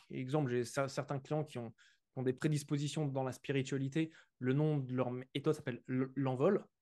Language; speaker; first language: French; native; French